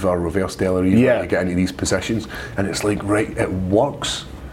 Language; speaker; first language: English; native; English